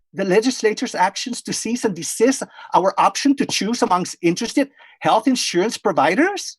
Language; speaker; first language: English; non-native, fluent; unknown